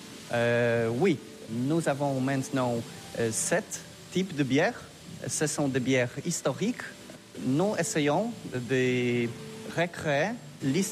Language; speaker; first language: French; non-native, learner; Polish